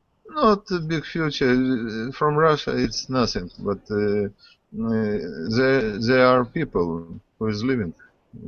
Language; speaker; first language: English; non-native, learner; Russian